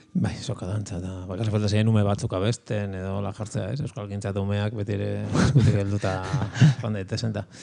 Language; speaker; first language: Basque; native; Basque